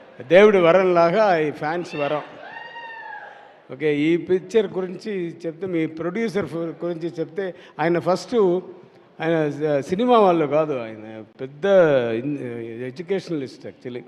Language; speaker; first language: Telugu; non-native, learner; Tamil